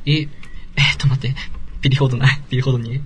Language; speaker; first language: Russian; non-native, learner; Japanese